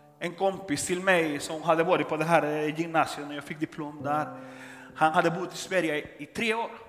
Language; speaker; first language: Swedish; non-native, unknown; Spanish